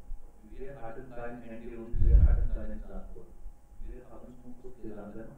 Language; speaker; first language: German; non-native, learner; Hindi